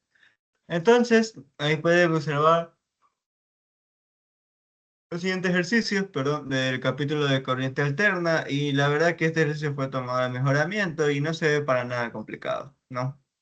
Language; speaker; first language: Spanish; native; Spanish